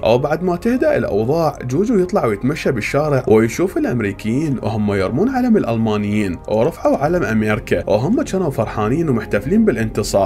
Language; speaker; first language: Arabic; native; Arabic